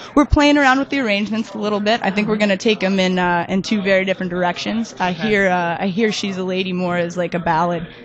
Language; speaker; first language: English; native; English